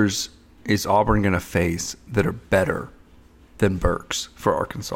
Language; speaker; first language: English; native; English